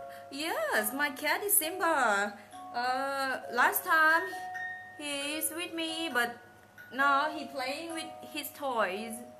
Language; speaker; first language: English; non-native, fluent; Thai